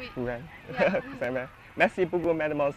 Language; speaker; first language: French; non-native, learner; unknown